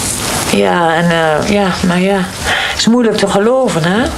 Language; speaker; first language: Dutch; native; Dutch